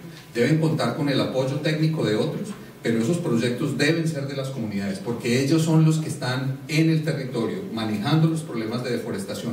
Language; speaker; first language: Spanish; native; Spanish